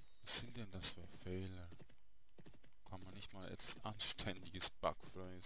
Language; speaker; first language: German; native; German